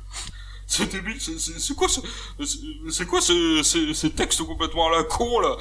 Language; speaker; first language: French; native; French